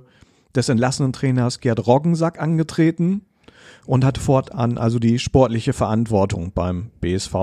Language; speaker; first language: German; native; German